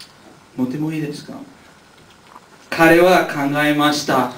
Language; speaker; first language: Japanese; non-native, learner; English